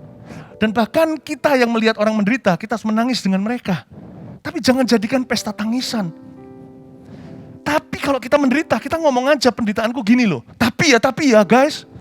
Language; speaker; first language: Indonesian; native; Indonesian